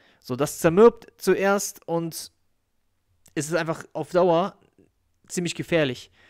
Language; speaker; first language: German; native; German